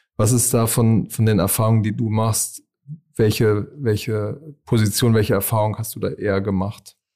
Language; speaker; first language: German; native; German